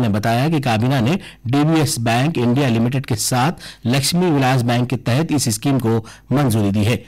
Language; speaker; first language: Urdu; native; Urdu